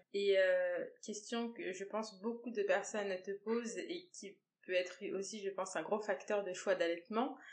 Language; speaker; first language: French; native; French